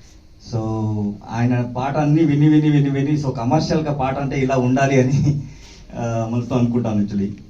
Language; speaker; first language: Telugu; non-native, learner; Kannada